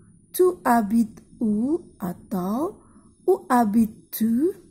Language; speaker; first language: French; non-native, learner; Indonesian